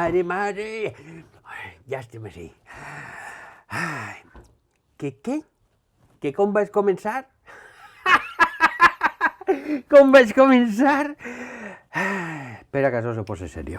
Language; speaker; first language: Catalan; native; Catalan